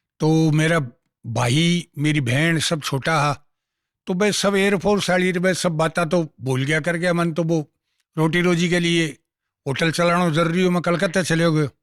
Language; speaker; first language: Hindi; non-native, local second language; Marwari